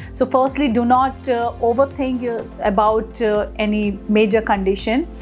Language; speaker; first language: English; non-native, local second language; Hindi